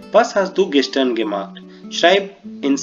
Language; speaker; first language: German; non-native, fluent; Hindi